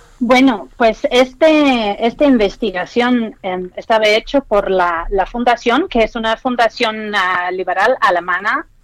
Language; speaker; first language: Spanish; non-native, fluent; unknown